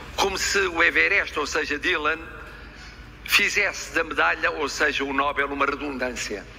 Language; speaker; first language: Portuguese; native; Portuguese